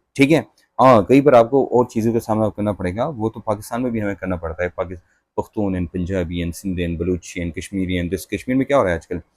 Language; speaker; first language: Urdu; native; Urdu